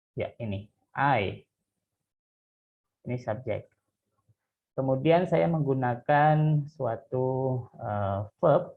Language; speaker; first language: Indonesian; native; Indonesian